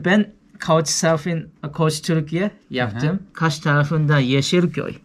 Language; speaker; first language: Turkish; non-native, learner; Japanese